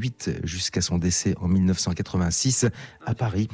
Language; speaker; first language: French; native; French